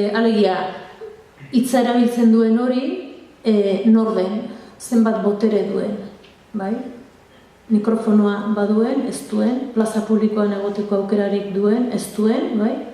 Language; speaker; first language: Basque; native; Basque